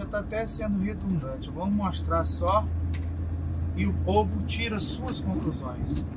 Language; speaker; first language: Portuguese; native; Portuguese